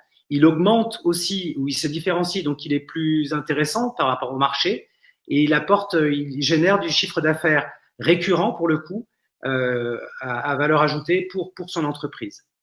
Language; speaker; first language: French; native; French